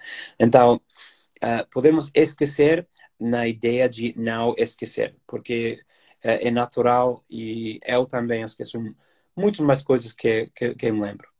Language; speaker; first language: Portuguese; non-native, fluent; English